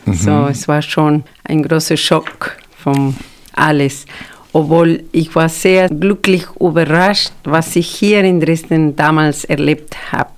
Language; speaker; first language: German; non-native, fluent; Spanish